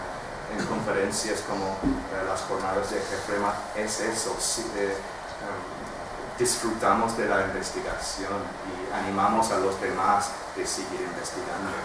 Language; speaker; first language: Spanish; non-native, fluent; English